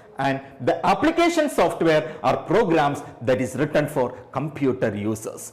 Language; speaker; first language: English; non-native, local second language; Malayalam